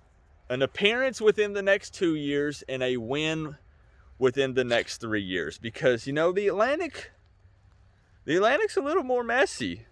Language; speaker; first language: English; native; English